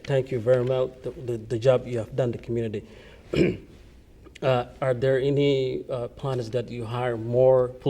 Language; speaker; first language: English; non-native, fluent; Somali